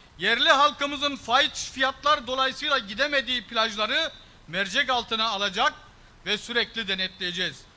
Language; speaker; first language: Turkish; early bilingual, heritage; Turkish